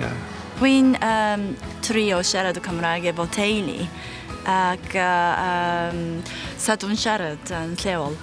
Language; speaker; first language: Welsh; non-native, learner; Japanese